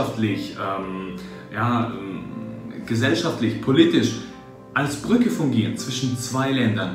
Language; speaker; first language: German; early bilingual, other home language; Russian